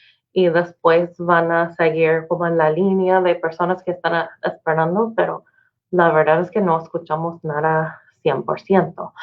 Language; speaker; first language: Spanish; non-native, learner; English